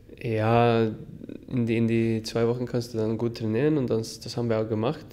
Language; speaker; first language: German; non-native, fluent; Norwegian